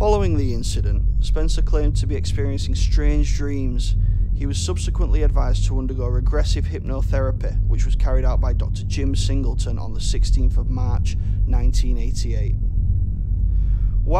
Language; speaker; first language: English; native; English